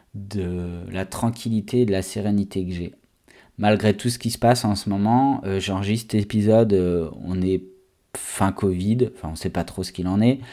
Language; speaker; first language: French; native; French